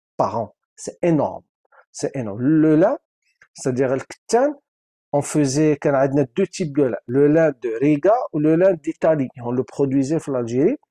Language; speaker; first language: French; non-native, local second language; Arabic